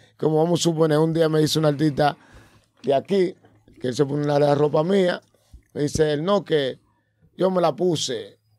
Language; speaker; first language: Spanish; early bilingual, heritage; Spanish